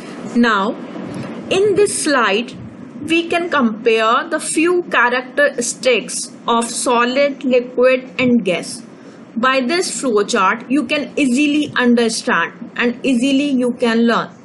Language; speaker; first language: English; non-native, local second language; Hindi